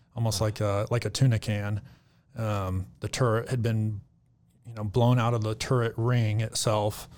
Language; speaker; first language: English; native; English